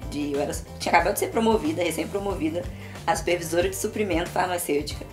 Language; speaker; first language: Portuguese; native; Portuguese